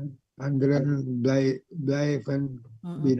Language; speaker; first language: Dutch; non-native, learner; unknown